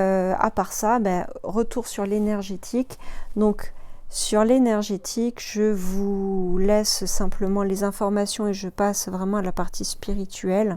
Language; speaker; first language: French; native; French